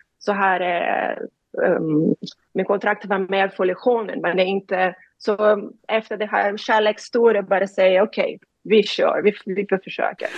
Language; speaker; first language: Swedish; non-native, learner; Portuguese